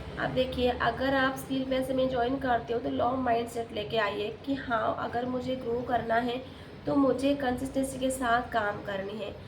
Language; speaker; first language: Hindi; non-native, local second language; Odia